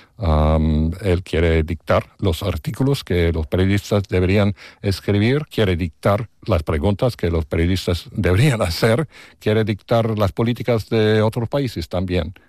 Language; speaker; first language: Spanish; non-native, fluent; English